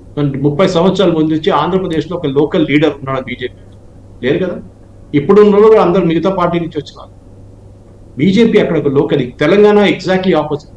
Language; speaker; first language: Telugu; non-native, local second language; Malayalam